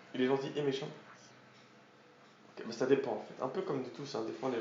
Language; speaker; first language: French; native; French